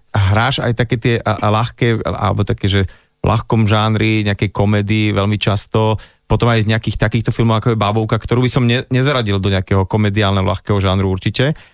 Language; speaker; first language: Slovak; native; Slovak